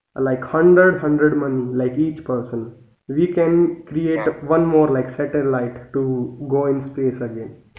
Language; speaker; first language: English; non-native, local second language; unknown